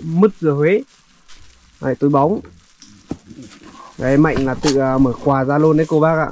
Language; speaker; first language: Vietnamese; native; Vietnamese